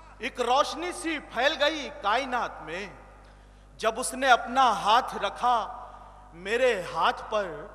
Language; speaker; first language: Urdu; non-native, local second language; Hindi